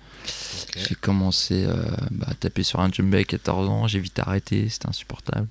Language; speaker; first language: French; native; French